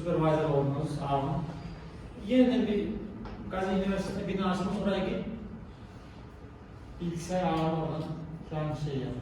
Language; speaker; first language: Turkish; non-native, learner; Kazakh